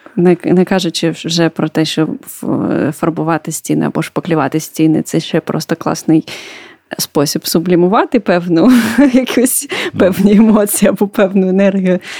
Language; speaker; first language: Ukrainian; non-native, local second language; Russian